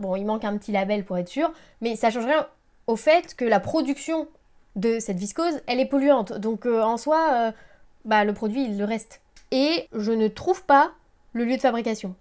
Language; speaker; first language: French; native; French